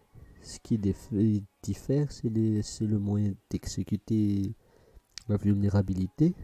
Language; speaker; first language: French; non-native, fluent; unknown